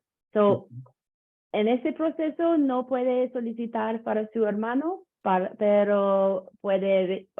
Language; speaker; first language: Spanish; non-native, learner; English